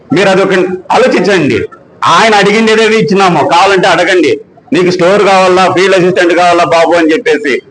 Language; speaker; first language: Telugu; native; Telugu